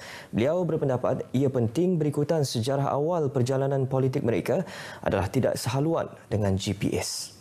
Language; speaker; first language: Malay; native; Malay